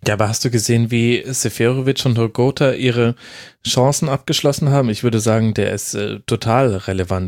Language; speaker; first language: German; native; German